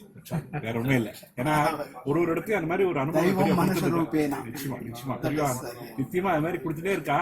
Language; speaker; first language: Tamil; native; Tamil